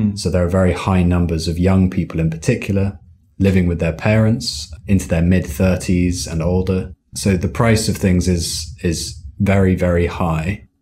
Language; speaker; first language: English; native; English